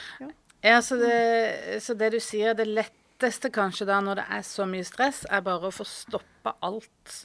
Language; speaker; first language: Norwegian; native; Norwegian